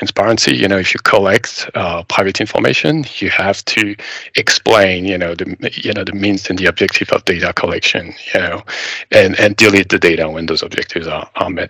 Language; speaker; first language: English; non-native, fluent; French